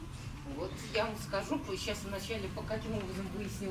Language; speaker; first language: Russian; native; Russian